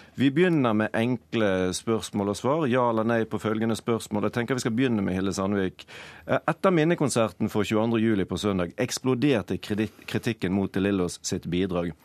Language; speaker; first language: Norwegian; native; Norwegian